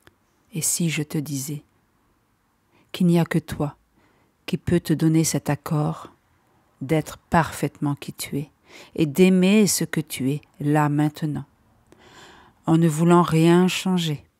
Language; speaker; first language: French; native; French